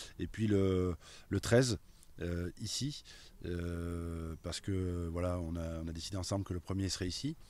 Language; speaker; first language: French; native; French